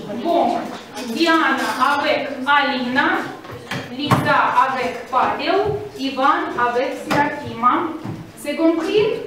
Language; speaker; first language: French; non-native, fluent; Russian